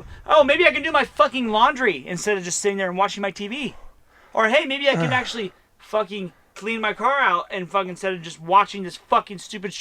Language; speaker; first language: English; native; English